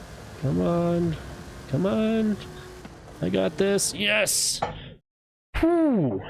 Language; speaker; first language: English; native; English